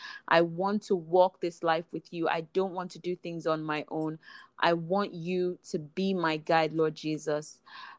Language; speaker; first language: English; non-native, local second language; Igbo